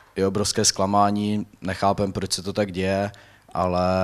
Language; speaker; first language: Czech; native; Czech